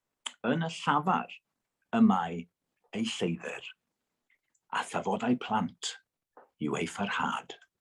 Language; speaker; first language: Welsh; native; Welsh